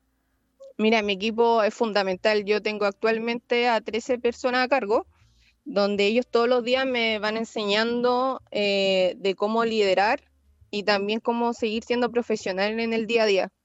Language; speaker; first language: Spanish; native; Spanish